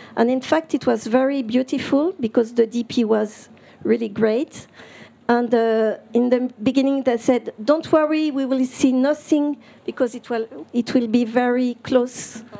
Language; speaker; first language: English; non-native, fluent; French